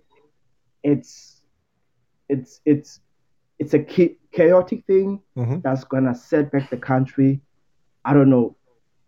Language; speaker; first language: English; non-native, local second language; Xhosa